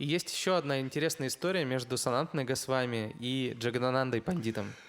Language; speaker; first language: Russian; native; Russian